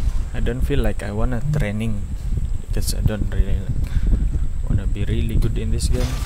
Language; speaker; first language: English; non-native, local second language; Malay